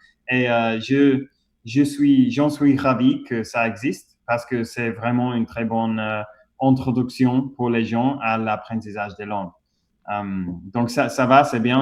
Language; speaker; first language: French; non-native, fluent; English